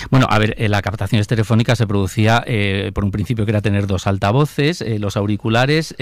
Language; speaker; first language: Spanish; native; Spanish